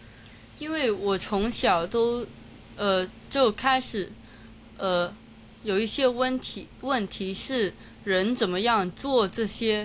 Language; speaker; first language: Chinese; non-native, local second language; Cantonese